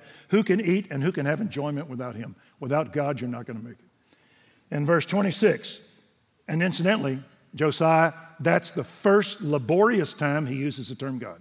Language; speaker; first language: English; native; English